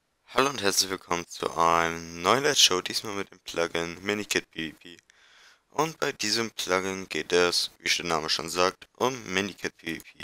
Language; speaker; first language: German; native; German